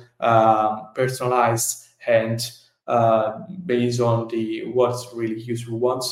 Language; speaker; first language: English; non-native, fluent; Italian